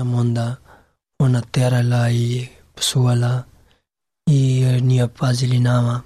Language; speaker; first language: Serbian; non-native, learner; Pashto